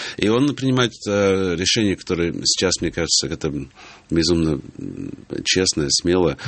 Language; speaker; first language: Russian; early bilingual, heritage; English